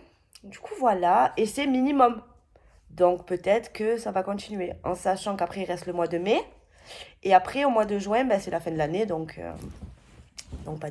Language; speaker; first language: French; native; French